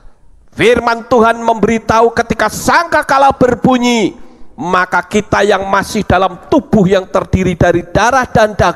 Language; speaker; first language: Indonesian; native; Indonesian